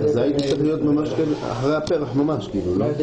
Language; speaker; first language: Hebrew; native; Hebrew